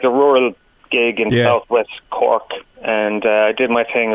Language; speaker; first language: English; native; English